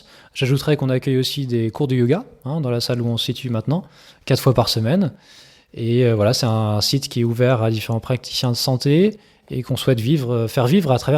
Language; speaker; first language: French; native; French